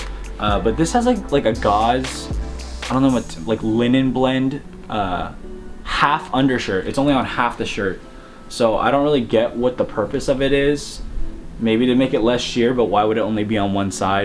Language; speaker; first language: English; native; English